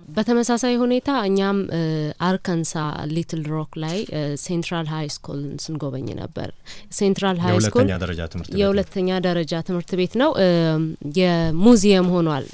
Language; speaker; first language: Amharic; non-native, local second language; Wolaytta